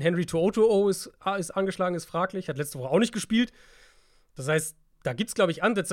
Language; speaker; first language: German; native; German